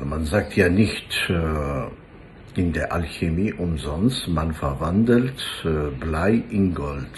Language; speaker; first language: German; non-native, fluent; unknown